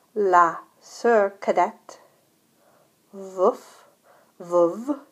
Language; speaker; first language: French; non-native, fluent; English